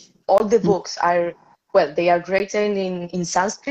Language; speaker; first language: English; non-native, fluent; Spanish